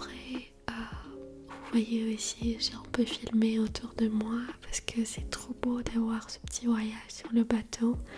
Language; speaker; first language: French; non-native, fluent; Armenian